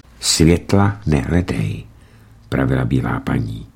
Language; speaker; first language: Czech; native; Czech